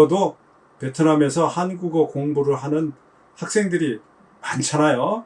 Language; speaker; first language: Korean; native; Korean